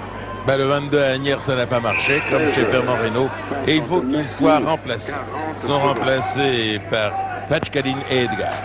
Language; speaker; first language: French; native; French